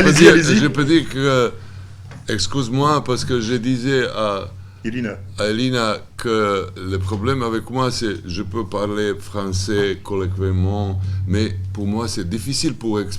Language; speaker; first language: French; non-native, learner; Serbian